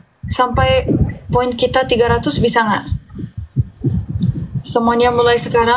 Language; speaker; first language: Indonesian; non-native, fluent; Turkish